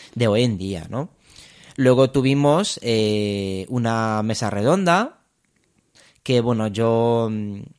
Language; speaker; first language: Spanish; non-native, fluent; Romanian